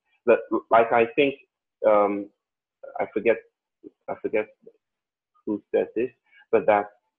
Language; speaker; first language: English; non-native, local second language; Yoruba